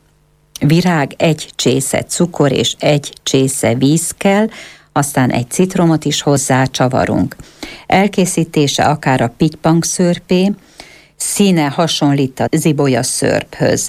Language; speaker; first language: Hungarian; native; Hungarian